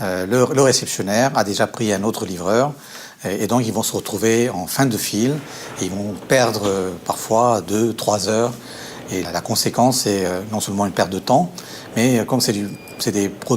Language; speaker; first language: French; native; French